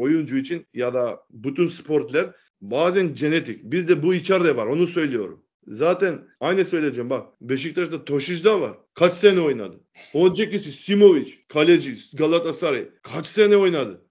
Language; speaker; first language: Turkish; non-native, learner; Macedonian